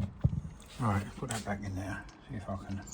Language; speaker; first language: English; native; English